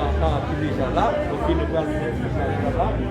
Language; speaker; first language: French; non-native, local second language; Haitian Creole